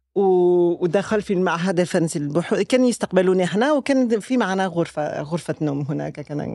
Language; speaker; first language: Arabic; non-native, fluent; French